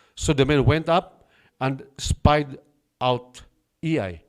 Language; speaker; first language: English; non-native, local second language; Filipino